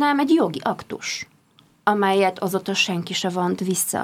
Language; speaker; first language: Hungarian; non-native, fluent; Polish